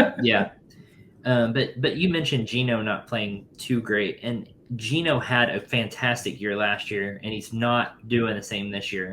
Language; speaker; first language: English; native; English